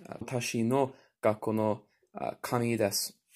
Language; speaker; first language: Japanese; non-native, learner; English